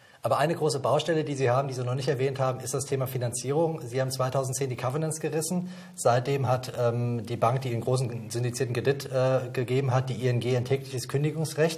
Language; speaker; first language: German; native; German